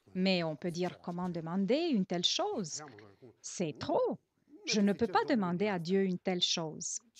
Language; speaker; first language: French; non-native, fluent; Romanian